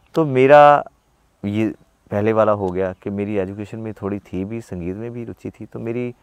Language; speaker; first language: Hindi; native; Hindi